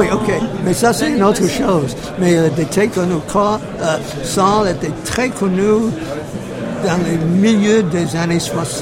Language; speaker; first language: French; non-native, fluent; English